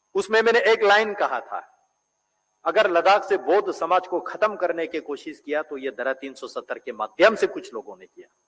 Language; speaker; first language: Hindi; non-native, local second language; Ladakhi